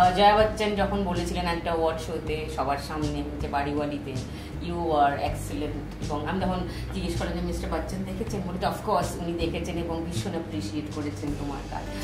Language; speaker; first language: Bangla; native; Bangla